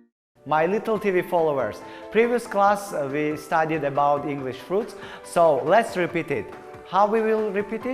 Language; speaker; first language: English; non-native, learner; Tajik